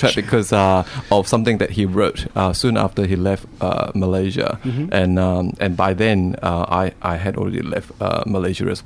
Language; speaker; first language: English; non-native, local second language; Cantonese